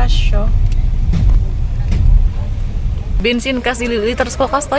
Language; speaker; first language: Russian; non-native, learner; Indonesian